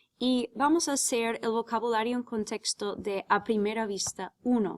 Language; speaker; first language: Spanish; non-native, fluent; English